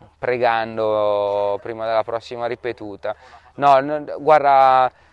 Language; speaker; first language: Italian; native; Italian